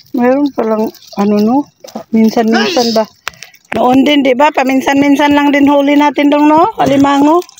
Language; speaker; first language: Filipino; non-native, local second language; Cebuano